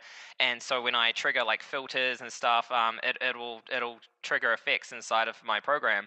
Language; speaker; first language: English; native; English